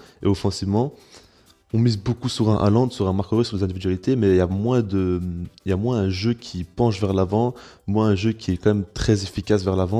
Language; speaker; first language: French; native; French